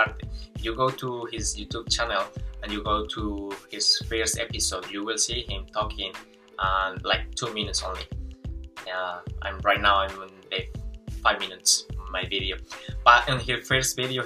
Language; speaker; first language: English; non-native, fluent; Spanish